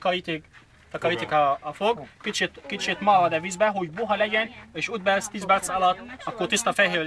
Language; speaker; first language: Hungarian; non-native, learner; Arabic